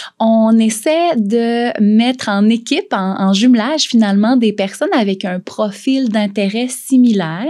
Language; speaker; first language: French; native; French